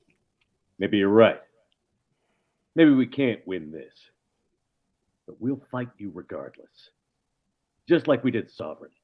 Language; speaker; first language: English; native; English